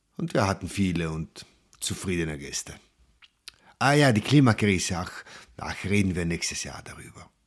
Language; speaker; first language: German; non-native, local second language; Ladin